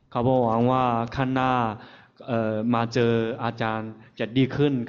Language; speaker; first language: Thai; non-native, fluent; Chinese